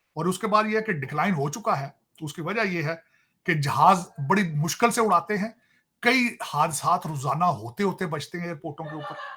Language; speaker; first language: Urdu; non-native, local second language; Punjabi